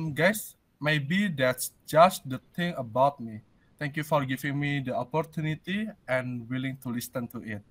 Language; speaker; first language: English; non-native, learner; Indonesian